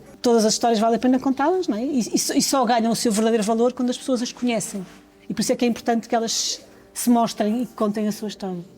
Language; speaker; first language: Portuguese; native; Portuguese